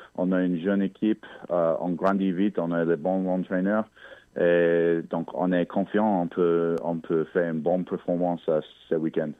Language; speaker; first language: French; non-native, local second language; English